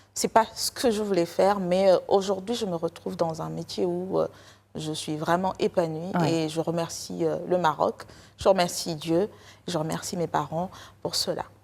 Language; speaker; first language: French; non-native, local second language; Lingala